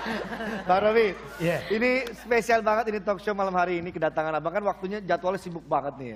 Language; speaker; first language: Indonesian; native; Indonesian